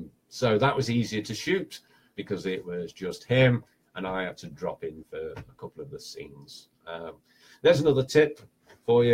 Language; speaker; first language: English; native; English